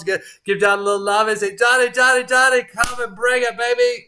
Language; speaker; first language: English; native; English